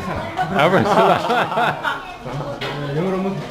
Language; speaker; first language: Korean; non-native, learner; English